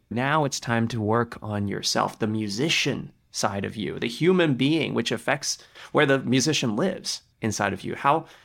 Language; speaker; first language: English; native; English